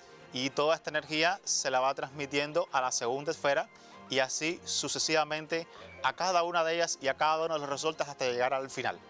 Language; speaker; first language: Spanish; native; Spanish